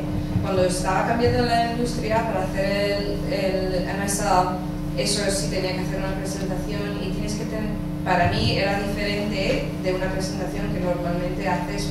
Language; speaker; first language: Spanish; early bilingual, heritage; English